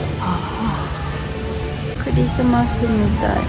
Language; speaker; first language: Korean; non-native, learner; Japanese